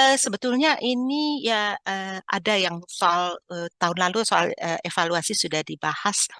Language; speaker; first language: Indonesian; native; Indonesian